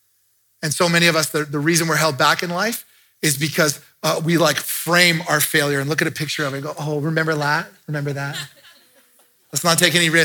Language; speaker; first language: English; native; English